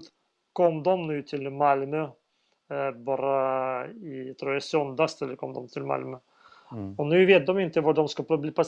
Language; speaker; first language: Swedish; non-native, fluent; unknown